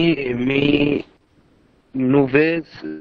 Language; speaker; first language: Persian; non-native, learner; Bangla